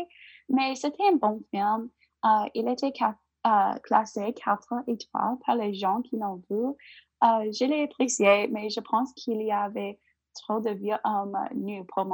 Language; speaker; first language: French; non-native, learner; English